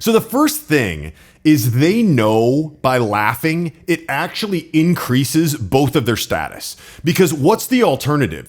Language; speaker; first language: English; native; English